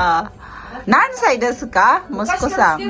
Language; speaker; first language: Japanese; non-native, fluent; Filipino